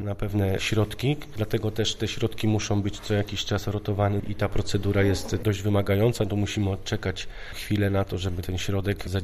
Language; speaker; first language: Polish; native; Polish